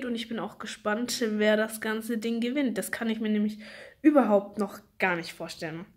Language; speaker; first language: German; native; German